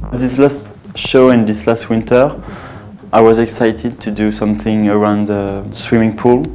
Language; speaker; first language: English; non-native, fluent; French